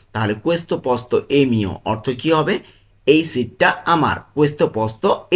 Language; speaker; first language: Italian; non-native, learner; Bangla